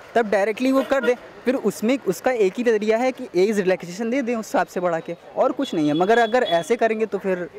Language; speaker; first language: Hindi; native; Hindi